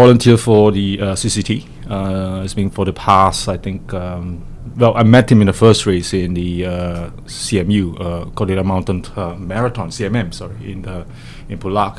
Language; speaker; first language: English; non-native, local second language; Cantonese